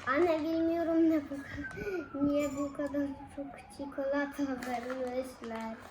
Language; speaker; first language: Turkish; early bilingual, heritage; Turkish